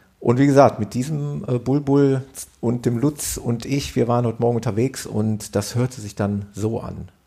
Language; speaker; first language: German; native; German